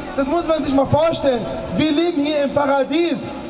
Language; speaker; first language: German; early bilingual, other home language; Arabic